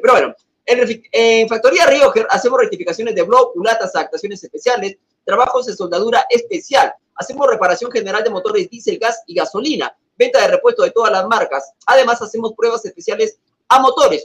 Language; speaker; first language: Spanish; native; Spanish